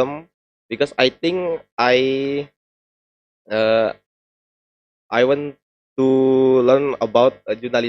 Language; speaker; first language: English; non-native, learner; Indonesian